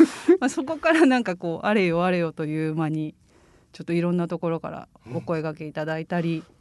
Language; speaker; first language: Japanese; native; Japanese